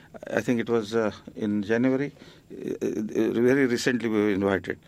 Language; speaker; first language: English; non-native, local second language; Marathi